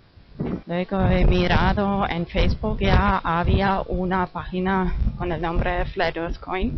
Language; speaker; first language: Spanish; non-native, fluent; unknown